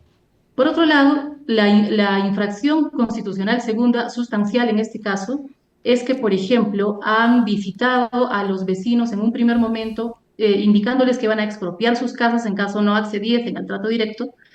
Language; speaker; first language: Spanish; native; Spanish